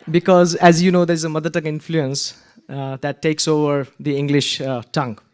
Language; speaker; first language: English; non-native, local second language; Gujarati